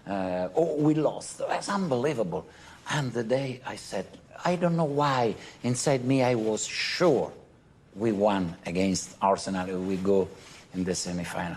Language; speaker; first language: English; non-native, fluent; Italian